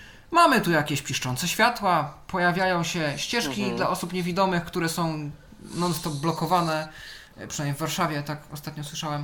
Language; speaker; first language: Polish; native; Polish